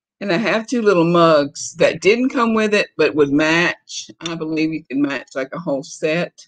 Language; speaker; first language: English; native; English